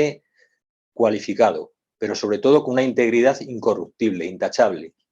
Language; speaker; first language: Spanish; native; Spanish